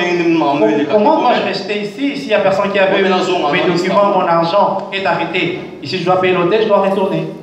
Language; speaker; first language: French; non-native, local second language; Lingala